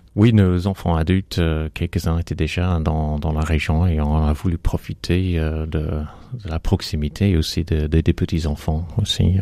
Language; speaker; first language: French; non-native, fluent; English